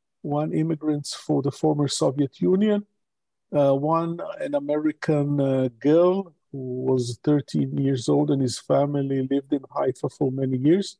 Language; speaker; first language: English; non-native, local second language; Hebrew